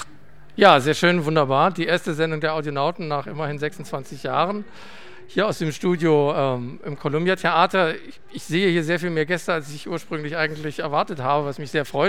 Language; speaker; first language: German; native; German